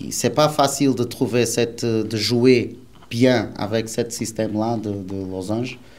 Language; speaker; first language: French; non-native, learner; Portuguese